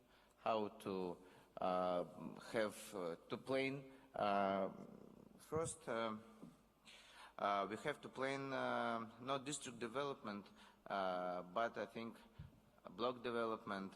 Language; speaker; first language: English; non-native, learner; Russian